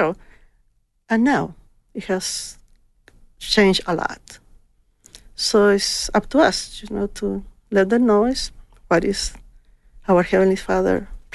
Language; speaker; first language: English; non-native, fluent; Spanish